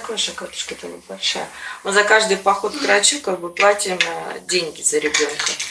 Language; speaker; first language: Russian; native; Russian